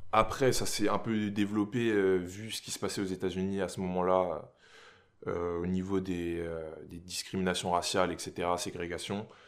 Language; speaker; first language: French; native; French